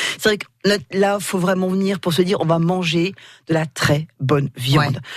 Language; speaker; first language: French; native; French